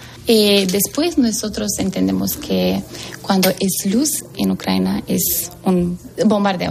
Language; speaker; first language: Spanish; non-native, learner; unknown